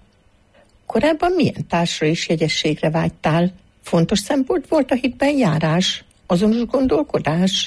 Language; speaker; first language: Hungarian; native; Hungarian